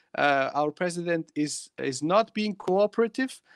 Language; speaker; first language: English; early bilingual, other home language; Persian